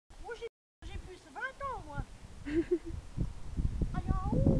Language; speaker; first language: French; native; French